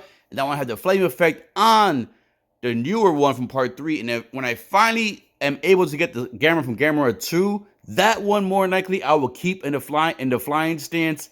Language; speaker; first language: English; native; English